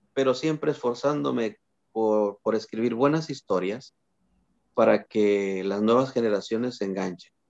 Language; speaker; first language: Spanish; native; Spanish